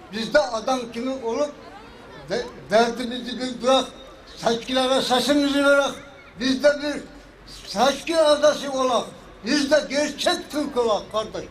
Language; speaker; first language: Turkish; early bilingual, heritage; Turkish